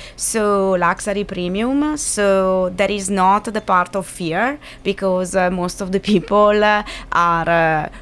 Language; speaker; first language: English; non-native, fluent; Italian